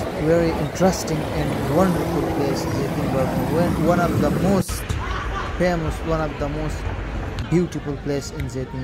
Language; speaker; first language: English; non-native, fluent; Pashto